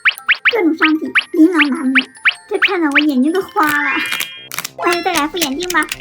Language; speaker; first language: Chinese; native; Chinese